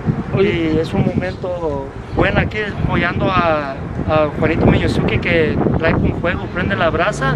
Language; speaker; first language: Spanish; early bilingual, heritage; Spanish